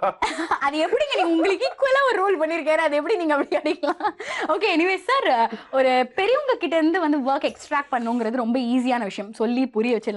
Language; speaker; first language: Tamil; native; Tamil